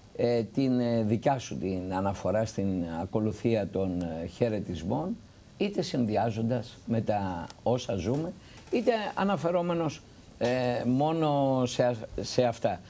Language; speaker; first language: Greek; native; Greek